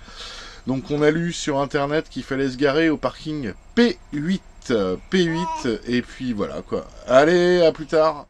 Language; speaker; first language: French; native; French